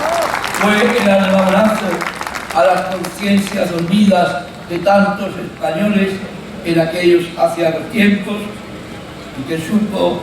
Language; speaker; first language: Spanish; native; Spanish